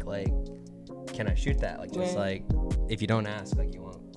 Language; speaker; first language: English; native; English